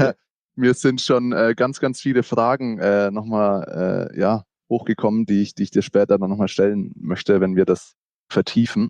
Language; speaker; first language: German; native; German